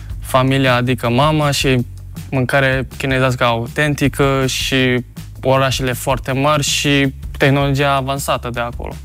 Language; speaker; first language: Romanian; early bilingual, other home language; Chinese